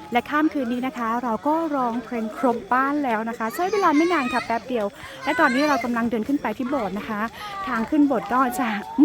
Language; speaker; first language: Thai; non-native, local second language; S'gaw Karen